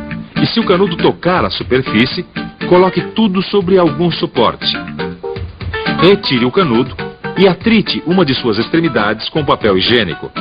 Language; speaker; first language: Portuguese; native; Portuguese